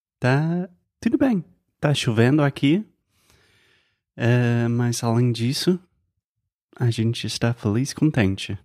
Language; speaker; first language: Portuguese; non-native, fluent; English